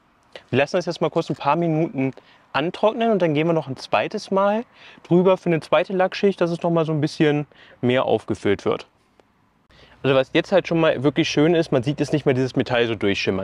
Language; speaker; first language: German; native; German